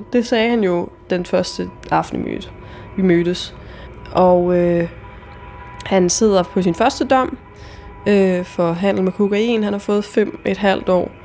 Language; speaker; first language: Danish; native; Danish